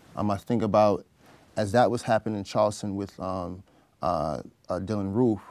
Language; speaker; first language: English; native; English